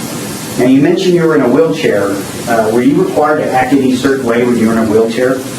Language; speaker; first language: English; native; English